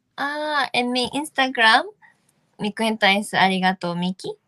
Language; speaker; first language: Spanish; non-native, fluent; Japanese